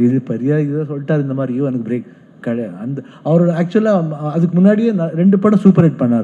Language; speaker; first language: Tamil; non-native, fluent; Kannada